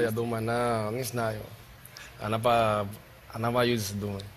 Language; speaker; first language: Russian; non-native, learner; Spanish